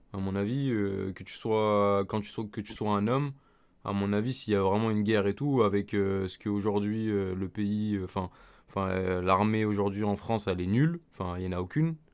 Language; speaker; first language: French; native; French